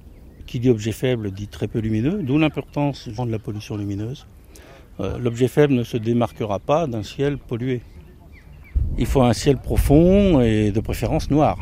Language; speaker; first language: French; native; French